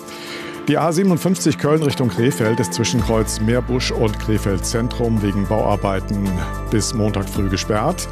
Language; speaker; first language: German; native; German